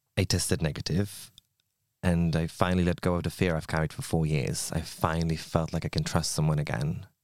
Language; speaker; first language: English; non-native, fluent; Polish